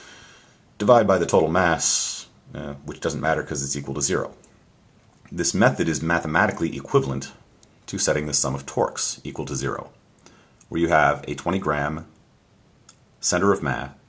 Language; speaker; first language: English; native; English